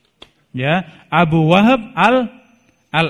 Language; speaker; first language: Arabic; non-native, fluent; Indonesian